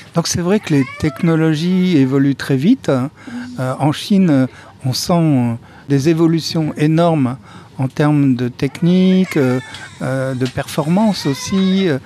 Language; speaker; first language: French; native; French